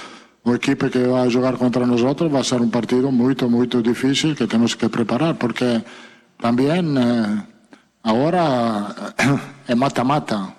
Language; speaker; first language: Portuguese; non-native, fluent; Italian